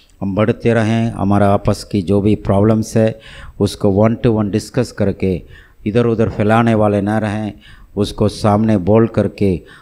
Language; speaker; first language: Hindi; non-native, local second language; Tamil